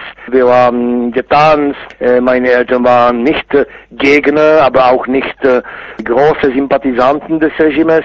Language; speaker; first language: German; non-native, fluent; Czech